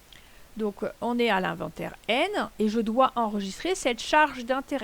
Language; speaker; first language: French; native; French